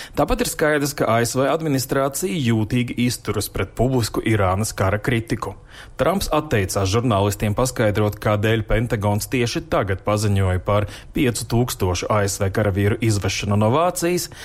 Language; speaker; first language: Latvian; native; Latvian